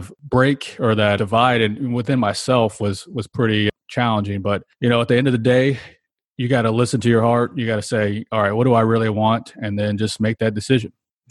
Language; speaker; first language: English; native; English